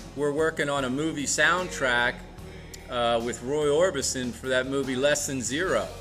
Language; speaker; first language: English; native; English